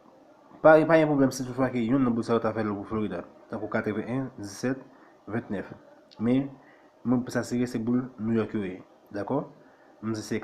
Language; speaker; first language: French; non-native, local second language; Haitian Creole